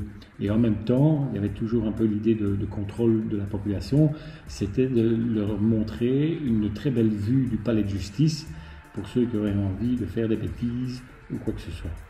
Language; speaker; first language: French; native; French